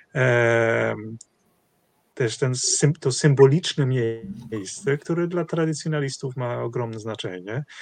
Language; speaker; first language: Polish; non-native, fluent; Dutch